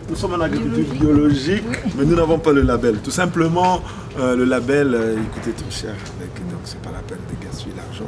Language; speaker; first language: French; native; French